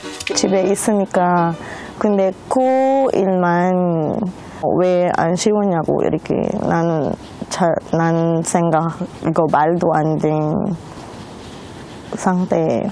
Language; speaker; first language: Korean; non-native, learner; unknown